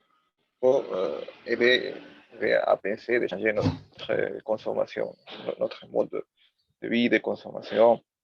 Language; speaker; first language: French; non-native, learner; Spanish